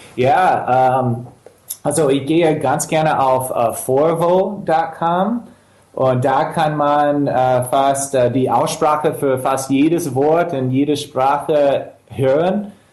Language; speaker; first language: German; non-native, fluent; English